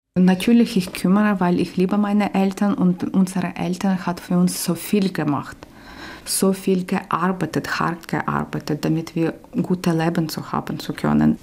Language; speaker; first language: German; non-native, local second language; Ukrainian